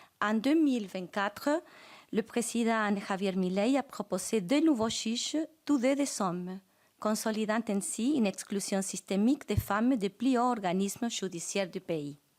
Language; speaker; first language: French; non-native, fluent; Spanish